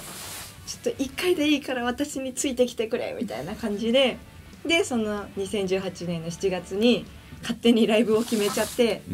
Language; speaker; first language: Japanese; native; Japanese